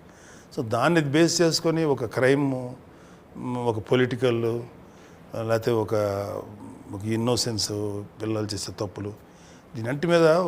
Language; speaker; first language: Telugu; native; Telugu